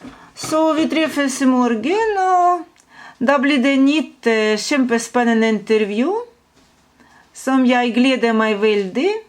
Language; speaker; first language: Norwegian; non-native, fluent; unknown